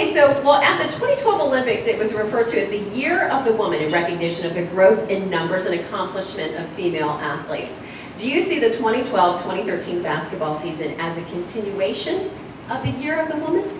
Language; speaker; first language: English; native; English